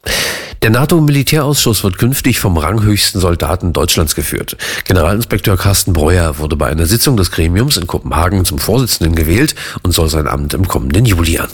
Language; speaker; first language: German; native; German